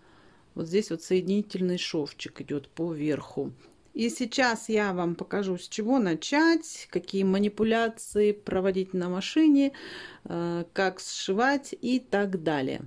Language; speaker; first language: Russian; native; Russian